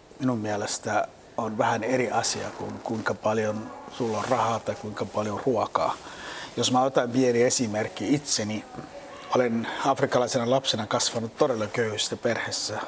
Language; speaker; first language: Finnish; non-native, fluent; Somali